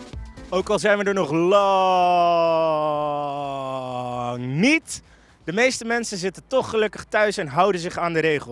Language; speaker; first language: Dutch; native; Dutch